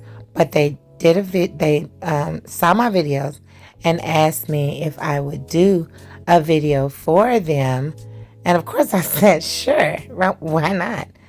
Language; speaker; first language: English; native; English